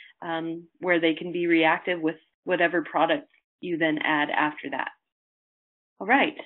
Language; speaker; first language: English; native; English